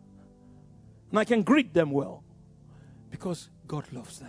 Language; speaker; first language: English; non-native, local second language; Yoruba